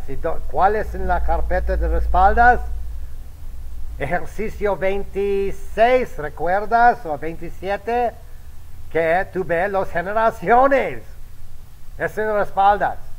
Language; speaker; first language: Spanish; non-native, fluent; English